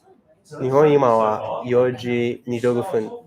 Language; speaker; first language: Japanese; non-native, learner; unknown